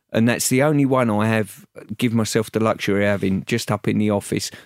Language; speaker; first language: English; native; English